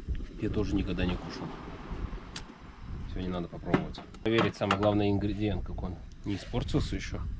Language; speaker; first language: Russian; native; Russian